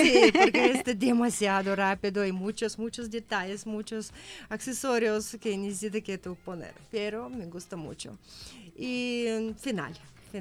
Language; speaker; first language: Spanish; non-native, learner; Russian